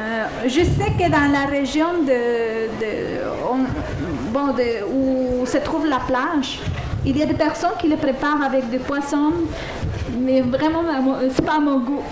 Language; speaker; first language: French; non-native, fluent; Spanish